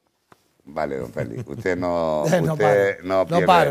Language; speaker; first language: Spanish; native; Spanish